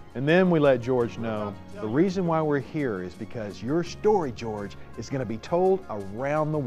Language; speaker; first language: English; native; English